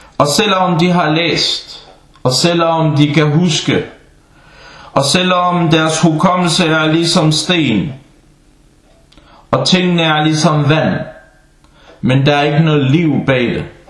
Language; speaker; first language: Danish; non-native, fluent; Arabic